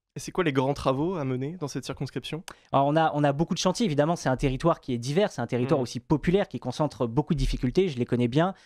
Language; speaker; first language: French; native; French